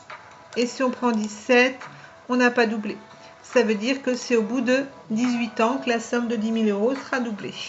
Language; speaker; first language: French; native; French